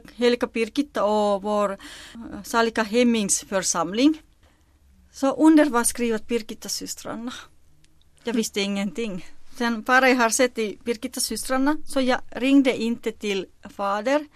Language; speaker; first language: Swedish; non-native, local second language; Finnish